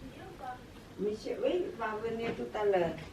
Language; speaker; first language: French; non-native, fluent; Khmer